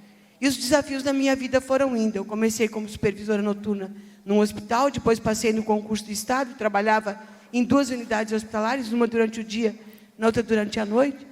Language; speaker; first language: Portuguese; native; Portuguese